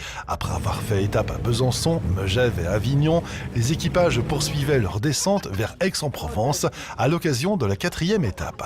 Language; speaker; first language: French; native; French